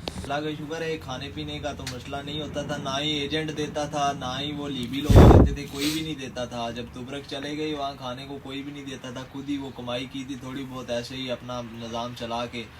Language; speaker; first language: Urdu; non-native, local second language; Punjabi